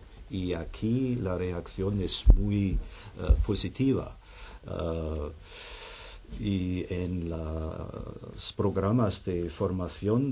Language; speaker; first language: Spanish; non-native, fluent; German